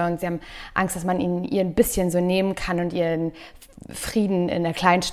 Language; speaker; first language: German; native; German